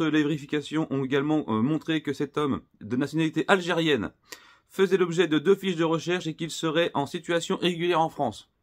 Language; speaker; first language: French; native; French